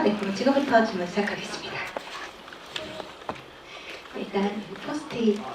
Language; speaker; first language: Korean; native; Korean